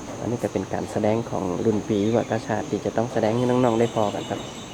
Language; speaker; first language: Thai; native; Thai